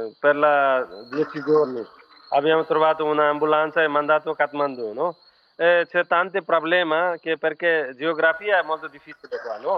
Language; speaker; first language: Italian; non-native, fluent; Nepali